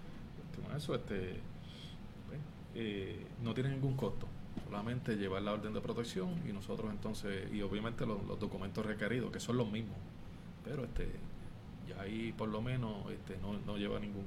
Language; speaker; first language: Spanish; native; Spanish